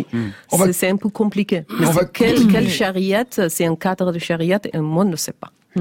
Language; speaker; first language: French; non-native, learner; Persian